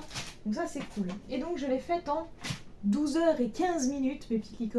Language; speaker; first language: French; native; French